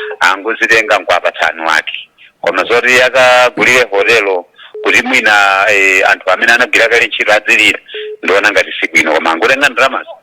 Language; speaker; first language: Nyanja; native; Nyanja